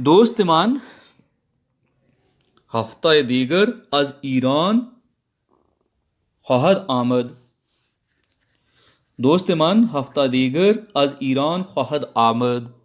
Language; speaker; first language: Persian; non-native, fluent; Urdu